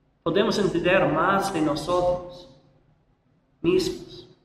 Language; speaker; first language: Spanish; non-native, learner; English